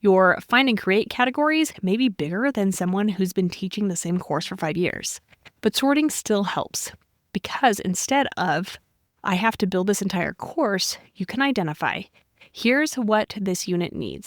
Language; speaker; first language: English; native; English